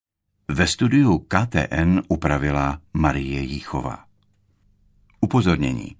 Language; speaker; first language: Czech; native; Czech